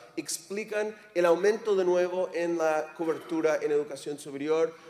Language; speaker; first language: Spanish; non-native, fluent; English